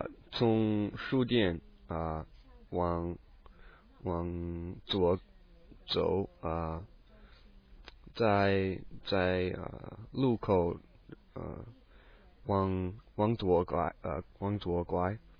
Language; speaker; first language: Chinese; non-native, learner; English